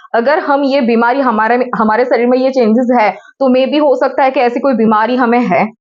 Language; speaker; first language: Hindi; non-native, local second language; Gujarati